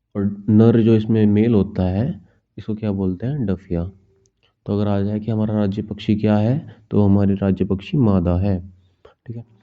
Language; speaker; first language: Hindi; native; Hindi